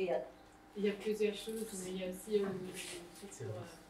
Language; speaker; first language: French; non-native, fluent; Dutch